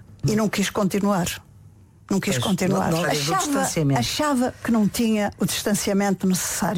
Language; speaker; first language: Portuguese; native; Portuguese